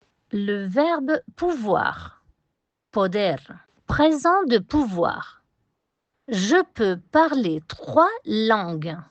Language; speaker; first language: French; non-native, fluent; Spanish